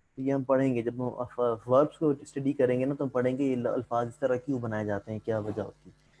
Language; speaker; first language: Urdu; native; Urdu